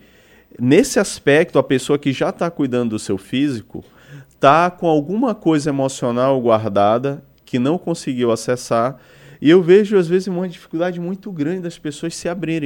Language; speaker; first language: Portuguese; native; Portuguese